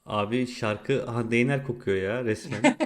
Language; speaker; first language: Turkish; native; Turkish